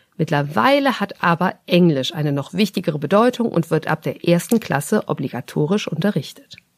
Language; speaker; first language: German; native; German